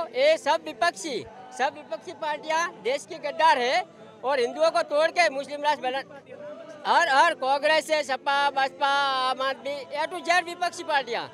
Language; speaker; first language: Hindi; non-native, local second language; Gujarati